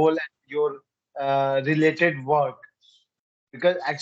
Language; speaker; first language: English; non-native, learner; Hindi